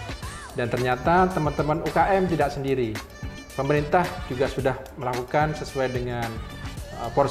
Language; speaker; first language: Indonesian; native; Indonesian